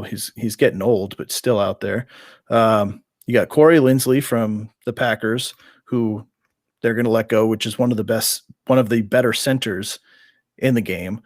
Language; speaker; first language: English; native; English